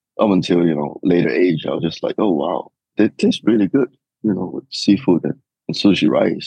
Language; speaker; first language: English; non-native, local second language; Cantonese